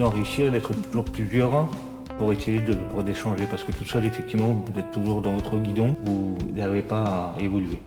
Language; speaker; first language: French; native; French